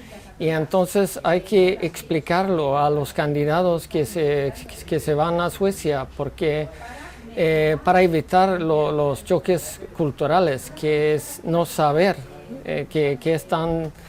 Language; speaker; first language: Spanish; non-native, fluent; Swedish